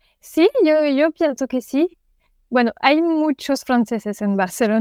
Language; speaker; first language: Spanish; non-native, learner; French